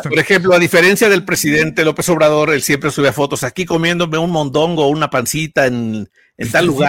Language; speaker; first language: Spanish; native; Spanish